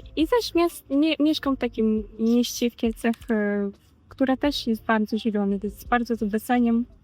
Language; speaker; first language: Polish; non-native, fluent; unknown